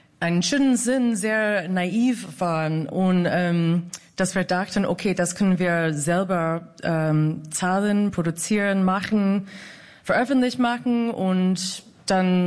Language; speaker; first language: German; non-native, fluent; English